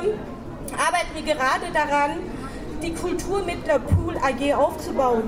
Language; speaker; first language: German; early bilingual, other home language; Turkish